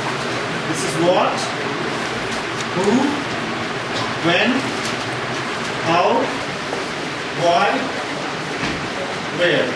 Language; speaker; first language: English; non-native, local second language; Hindi